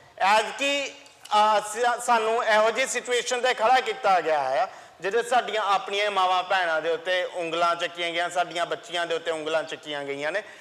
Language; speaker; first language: Punjabi; early bilingual, heritage; Punjabi